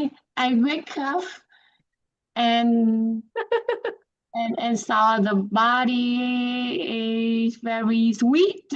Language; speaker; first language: English; non-native, learner; Vietnamese